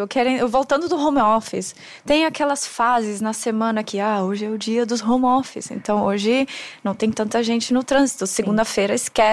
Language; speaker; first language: Portuguese; non-native, fluent; German